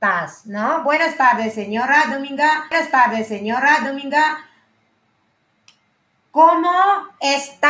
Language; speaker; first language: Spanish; non-native, learner; Filipino